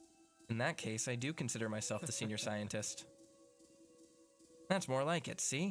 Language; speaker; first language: English; native; English